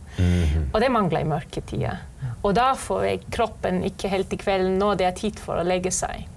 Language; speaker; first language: Norwegian; non-native, fluent; German